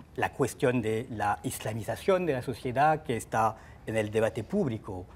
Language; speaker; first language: Spanish; non-native, fluent; French